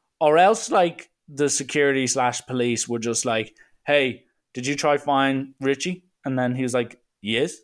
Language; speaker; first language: English; native; English